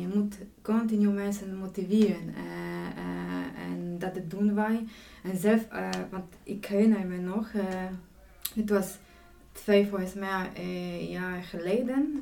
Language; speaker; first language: Dutch; non-native, fluent; Polish